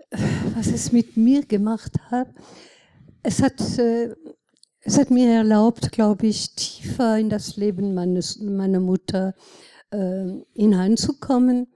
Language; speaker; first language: German; non-native, fluent; French